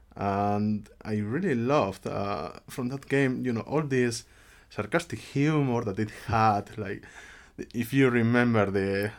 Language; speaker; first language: English; non-native, fluent; Spanish